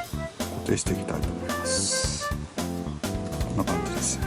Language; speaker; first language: Japanese; native; Japanese